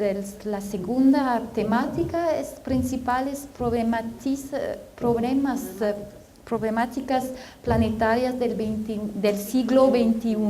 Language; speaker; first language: Spanish; non-native, fluent; French